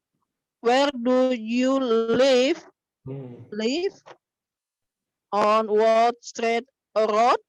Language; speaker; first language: English; non-native, learner; Indonesian